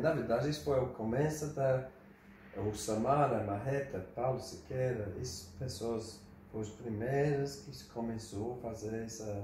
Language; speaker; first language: Portuguese; non-native, learner; English